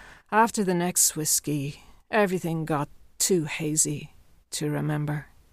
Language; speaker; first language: English; native; English